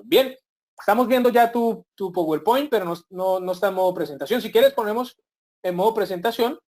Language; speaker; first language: Spanish; native; Spanish